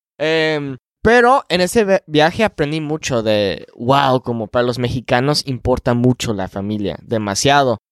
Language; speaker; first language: Spanish; non-native, fluent; English